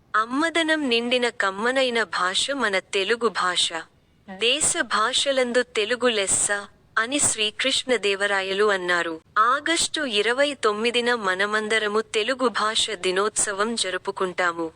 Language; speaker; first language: Telugu; native; Telugu